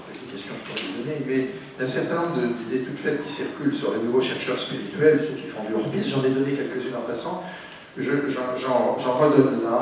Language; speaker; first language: French; native; French